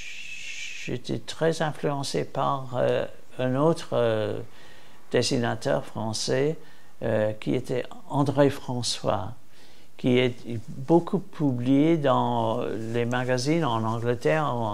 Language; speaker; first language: French; non-native, fluent; English